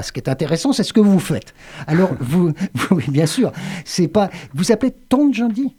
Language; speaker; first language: French; native; French